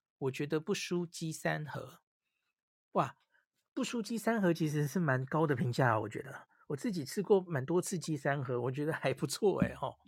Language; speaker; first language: Chinese; native; Chinese